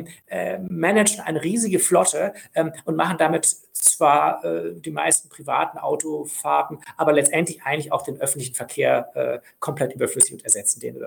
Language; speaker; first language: German; native; German